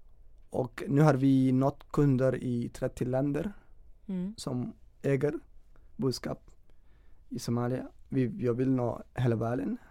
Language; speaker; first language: Swedish; non-native, fluent; Somali